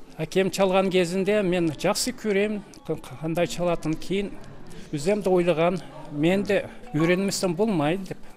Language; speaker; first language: Kazakh; non-native, local second language; Russian